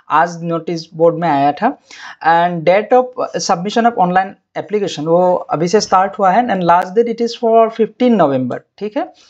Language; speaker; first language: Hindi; non-native, local second language; Assamese